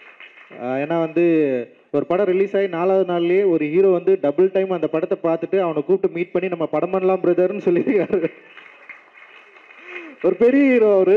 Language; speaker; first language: Tamil; native; Tamil